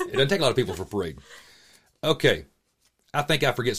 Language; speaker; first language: English; native; English